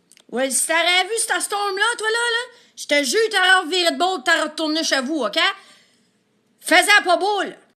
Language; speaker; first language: French; native; French